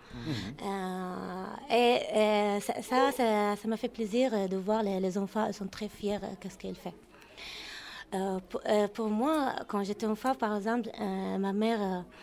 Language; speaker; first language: French; non-native, learner; Arabic